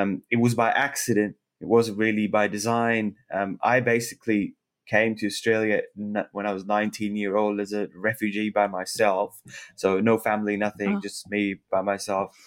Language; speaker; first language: English; non-native, local second language; Urdu